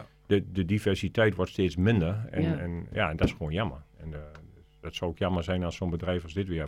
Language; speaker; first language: Dutch; native; Dutch